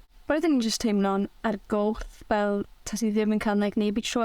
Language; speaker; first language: Welsh; non-native, local second language; English